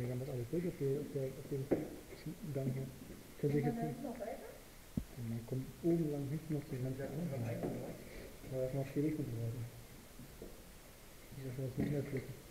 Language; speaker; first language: German; native; German